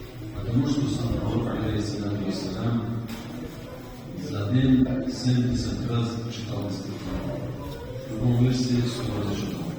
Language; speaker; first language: Russian; non-native, local second language; Tajik